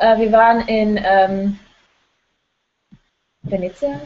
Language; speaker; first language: German; non-native, fluent; English